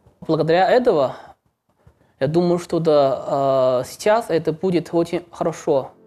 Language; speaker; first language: Russian; non-native, learner; Chinese